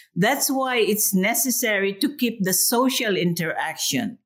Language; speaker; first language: English; non-native, local second language; Hiligaynon